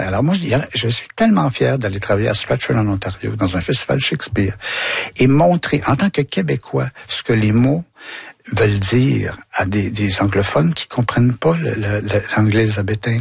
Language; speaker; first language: French; native; French